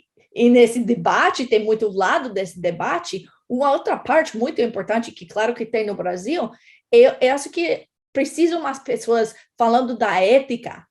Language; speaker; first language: Portuguese; non-native, fluent; English